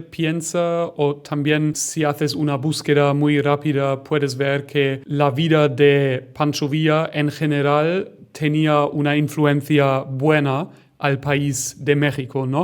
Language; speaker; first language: Spanish; non-native, fluent; German